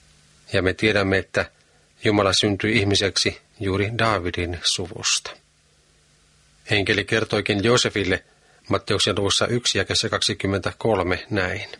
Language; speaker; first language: Finnish; native; Finnish